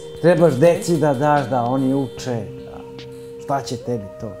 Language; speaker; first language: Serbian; early bilingual, other home language; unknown